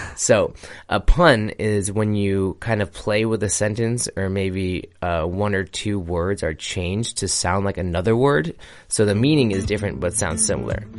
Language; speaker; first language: English; native; English